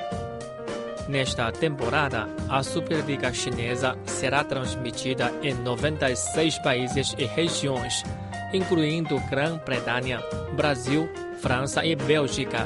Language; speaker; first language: Portuguese; non-native, fluent; Chinese